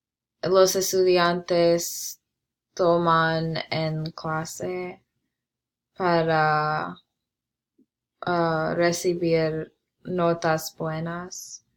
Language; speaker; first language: Spanish; non-native, learner; English